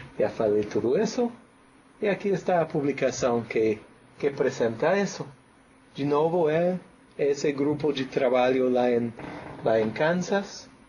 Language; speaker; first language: Portuguese; non-native, fluent; English